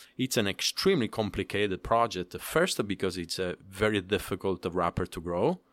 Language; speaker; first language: English; non-native, fluent; Italian